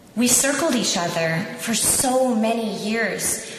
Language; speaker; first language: English; native; English